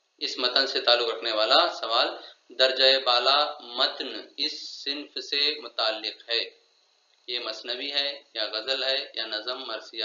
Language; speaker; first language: Urdu; native; Urdu